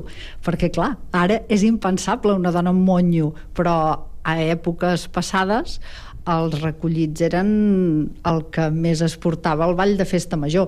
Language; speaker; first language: Catalan; native; Catalan